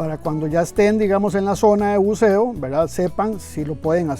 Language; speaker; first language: Spanish; native; Spanish